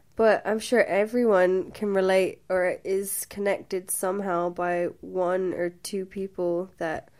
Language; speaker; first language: English; native; English